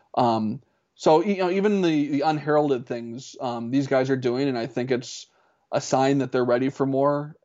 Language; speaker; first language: English; native; English